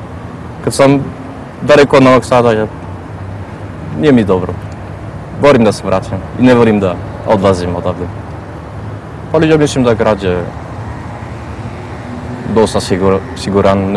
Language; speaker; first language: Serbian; non-native, fluent; French